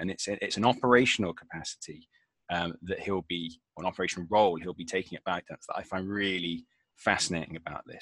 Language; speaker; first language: English; native; English